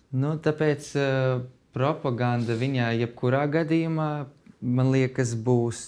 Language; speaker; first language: Latvian; non-native, fluent; Russian